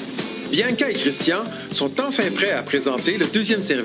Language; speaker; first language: French; native; French